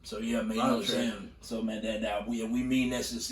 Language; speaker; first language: English; native; English